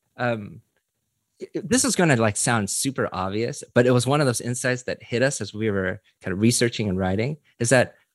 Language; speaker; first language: English; early bilingual, other home language; Korean